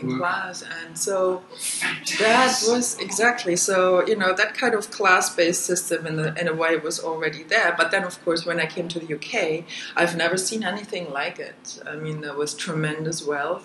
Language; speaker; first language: English; non-native, fluent; German